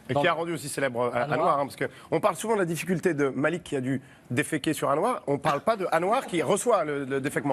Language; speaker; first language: French; native; French